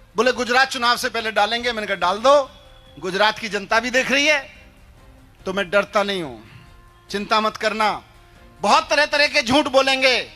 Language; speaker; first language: Hindi; native; Hindi